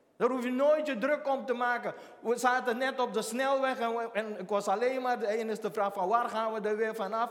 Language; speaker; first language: Dutch; native; Dutch